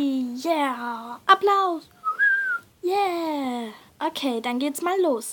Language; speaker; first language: German; native; German